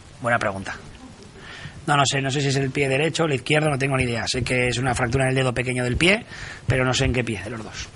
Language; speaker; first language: Spanish; native; Spanish